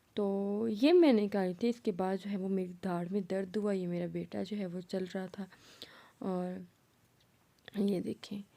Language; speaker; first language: Urdu; non-native, local second language; Punjabi